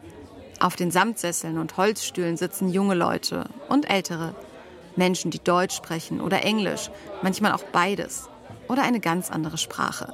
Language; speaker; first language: German; native; German